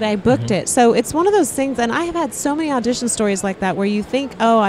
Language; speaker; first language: English; native; English